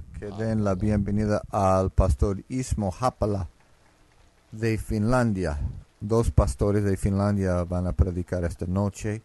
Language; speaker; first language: Spanish; non-native, fluent; Finnish